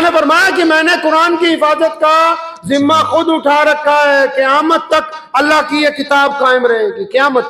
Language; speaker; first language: Urdu; native; Urdu